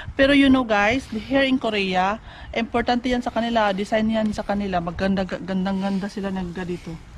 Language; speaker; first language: Filipino; native; Filipino